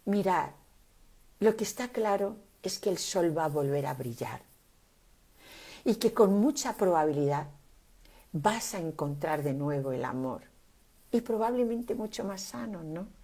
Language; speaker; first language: Spanish; native; Spanish